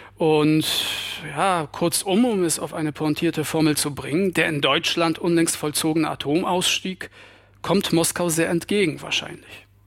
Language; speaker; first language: German; non-native, fluent; Polish